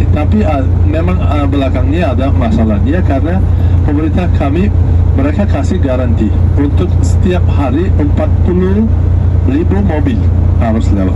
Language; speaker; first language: Indonesian; non-native, learner; Turkish